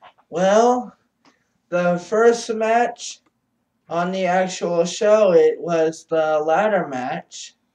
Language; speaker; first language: English; native; English